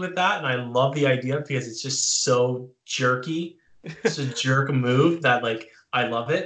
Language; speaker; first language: English; native; English